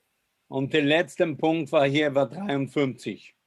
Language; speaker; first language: German; non-native, fluent; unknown